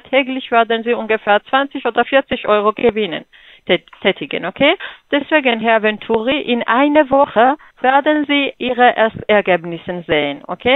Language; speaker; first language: German; non-native, fluent; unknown